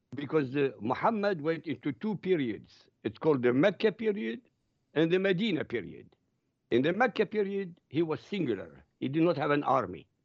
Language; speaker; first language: English; non-native, fluent; Arabic